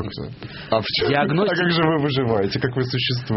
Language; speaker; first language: Russian; native; Russian